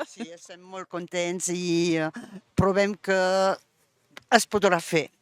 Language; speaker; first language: Catalan; non-native, local second language; French